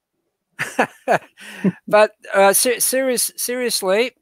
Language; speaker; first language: English; native; English